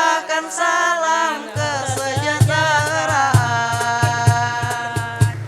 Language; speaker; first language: Indonesian; native; Indonesian